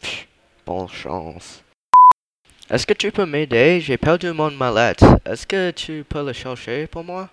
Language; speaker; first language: French; non-native, learner; English